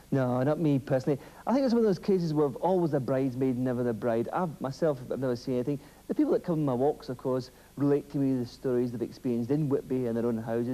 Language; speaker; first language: English; native; English